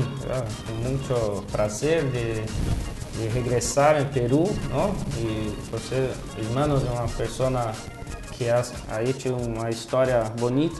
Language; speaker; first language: Spanish; non-native, fluent; Portuguese